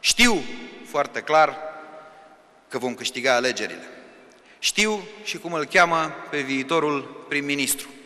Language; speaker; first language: Romanian; native; Romanian